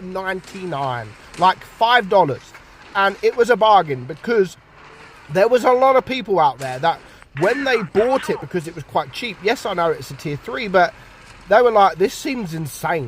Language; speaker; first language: English; native; English